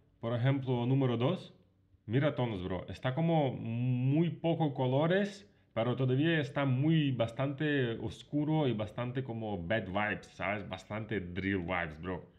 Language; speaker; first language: Spanish; non-native, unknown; Ukrainian